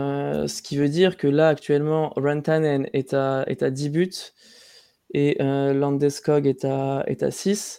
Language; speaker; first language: French; native; French